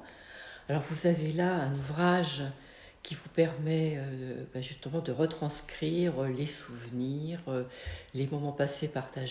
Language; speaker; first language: French; native; French